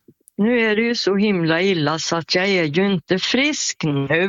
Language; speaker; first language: Swedish; native; Swedish